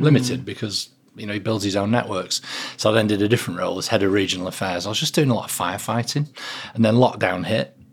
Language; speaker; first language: English; native; English